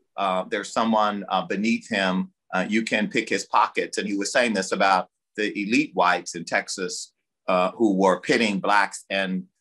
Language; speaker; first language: English; native; English